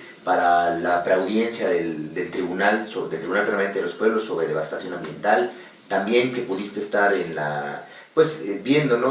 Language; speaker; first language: Spanish; native; Spanish